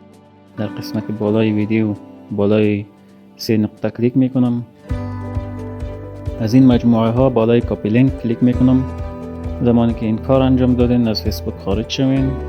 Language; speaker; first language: Persian; native; Persian